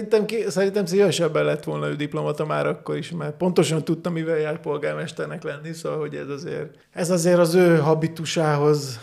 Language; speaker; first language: Hungarian; native; Hungarian